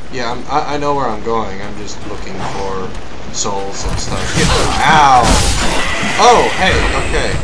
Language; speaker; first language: English; native; English